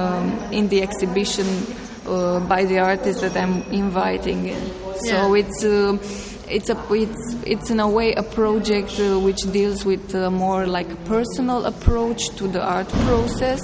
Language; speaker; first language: English; non-native, fluent; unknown